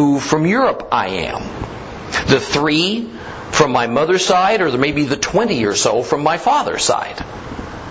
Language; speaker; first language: English; native; English